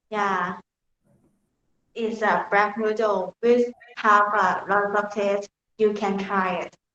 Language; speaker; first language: English; non-native, learner; Thai